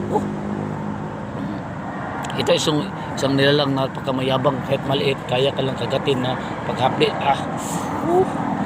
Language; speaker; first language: Filipino; non-native, local second language; Cebuano